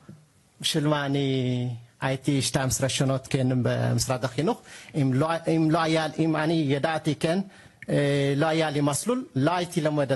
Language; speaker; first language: Hebrew; non-native, learner; Tigrinya